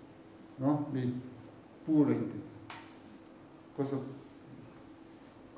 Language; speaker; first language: Italian; non-native, learner; Tibetan